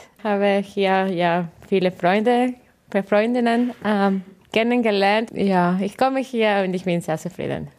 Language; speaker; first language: German; non-native, learner; Spanish